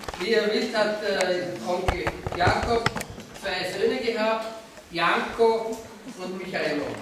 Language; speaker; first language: German; non-native, fluent; Slovenian